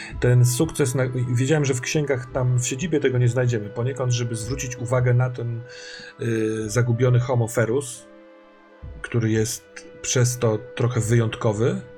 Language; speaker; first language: Polish; native; Polish